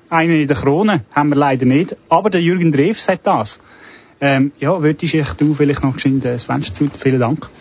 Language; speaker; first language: German; native; German